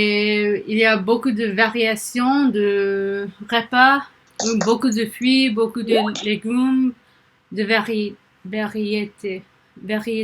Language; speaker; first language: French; non-native, learner; English